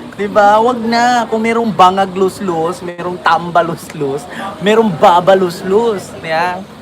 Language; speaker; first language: Filipino; non-native, local second language; Cebuano